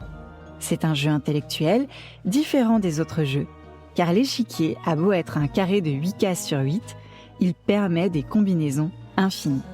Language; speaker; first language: French; native; French